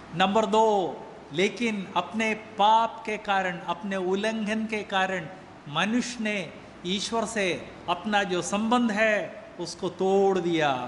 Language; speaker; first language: Hindi; native; Hindi